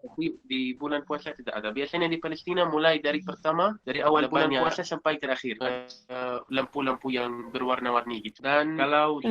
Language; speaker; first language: Indonesian; non-native, fluent; Arabic